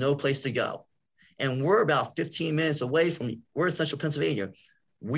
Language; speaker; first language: English; native; English